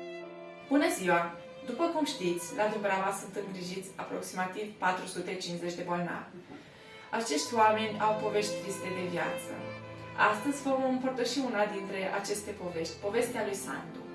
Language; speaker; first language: Romanian; native; Romanian